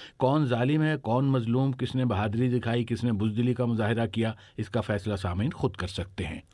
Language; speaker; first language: Urdu; native; Urdu